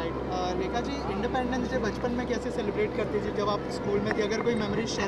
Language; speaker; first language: Hindi; native; Hindi